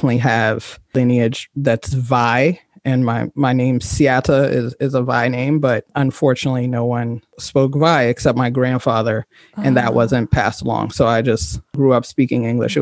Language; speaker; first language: English; native; English